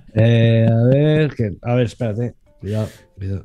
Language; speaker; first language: Spanish; native; Spanish